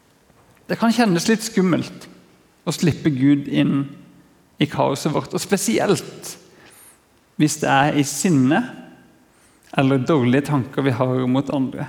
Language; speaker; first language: Norwegian; native; Norwegian